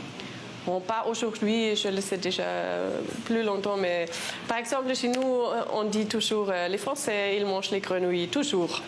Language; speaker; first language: French; non-native, fluent; German